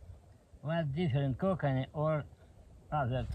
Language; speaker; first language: English; non-native, learner; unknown